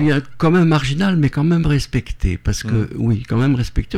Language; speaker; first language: French; native; French